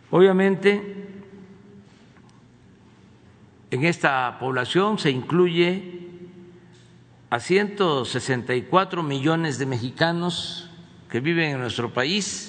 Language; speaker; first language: Spanish; native; Spanish